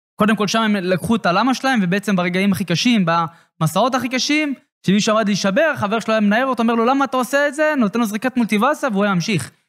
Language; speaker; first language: Hebrew; native; Hebrew